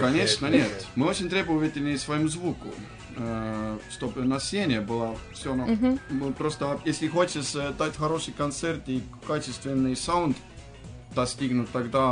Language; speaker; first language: Russian; non-native, fluent; Estonian